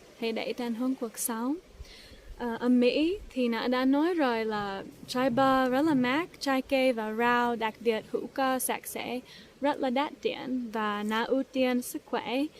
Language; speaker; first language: Vietnamese; early bilingual, heritage; English